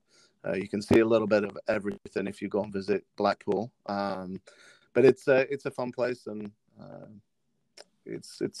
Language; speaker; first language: English; native; English